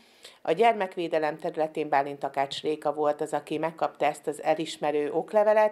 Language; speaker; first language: Hungarian; native; Hungarian